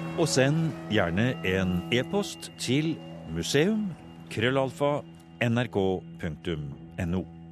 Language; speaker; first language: Norwegian; native; Norwegian